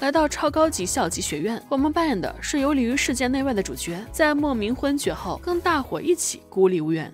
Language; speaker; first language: Chinese; native; Chinese